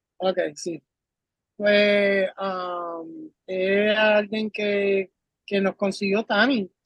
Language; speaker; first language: Spanish; early bilingual, heritage; Spanish